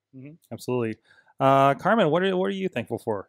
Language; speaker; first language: English; native; English